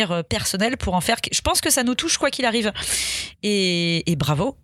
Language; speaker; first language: French; native; French